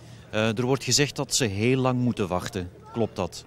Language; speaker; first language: Dutch; native; Dutch